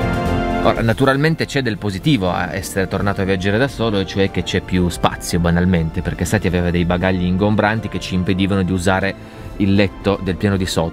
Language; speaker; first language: Italian; native; Italian